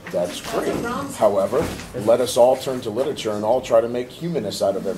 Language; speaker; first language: English; native; English